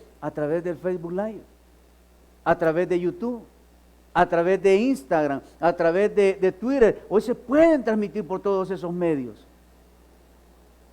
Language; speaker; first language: Spanish; native; Spanish